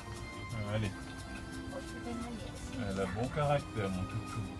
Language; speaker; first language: French; native; French